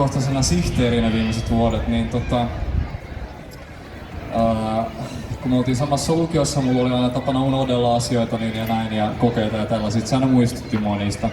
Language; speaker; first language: Finnish; native; Finnish